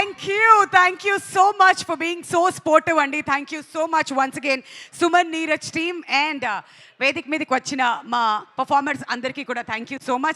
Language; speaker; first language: Telugu; native; Telugu